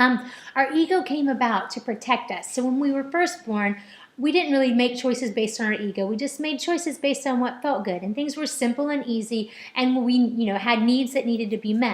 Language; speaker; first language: English; native; English